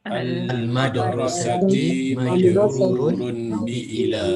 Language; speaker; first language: Arabic; non-native, learner; Malay